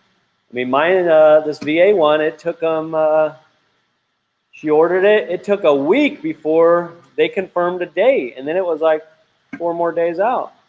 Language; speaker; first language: English; native; English